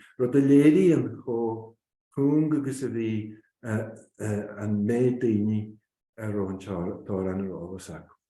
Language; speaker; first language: Irish; native; Irish